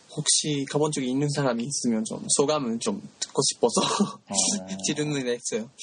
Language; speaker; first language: Korean; non-native, learner; Japanese